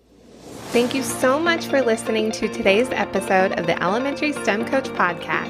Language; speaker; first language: English; native; English